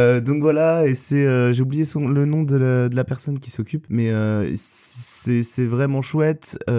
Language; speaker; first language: French; native; French